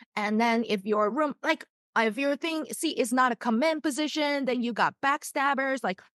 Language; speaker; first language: English; non-native, fluent; Chinese